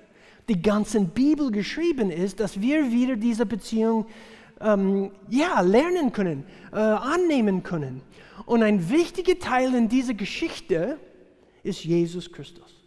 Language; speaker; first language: German; non-native, fluent; English